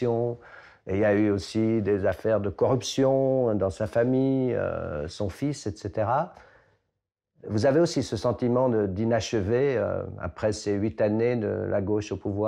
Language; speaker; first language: French; native; French